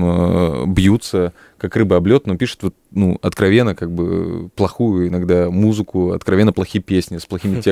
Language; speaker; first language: Russian; native; Russian